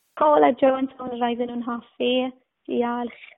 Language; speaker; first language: Welsh; native; Welsh